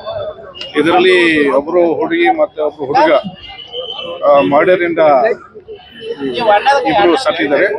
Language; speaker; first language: Kannada; non-native, fluent; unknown